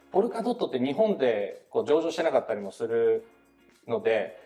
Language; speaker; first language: Japanese; native; Japanese